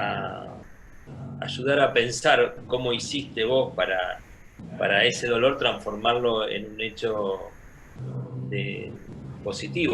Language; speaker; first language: Spanish; native; Spanish